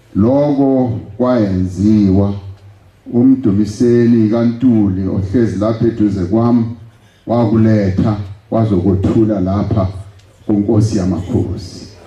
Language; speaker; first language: Zulu; non-native, local second language; Venda